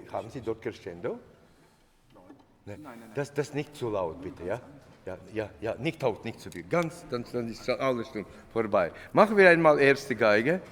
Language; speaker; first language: German; non-native, fluent; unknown